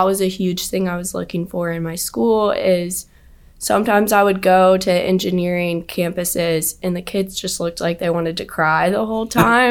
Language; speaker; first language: English; native; English